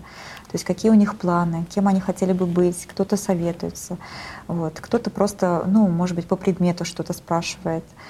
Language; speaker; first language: Russian; native; Russian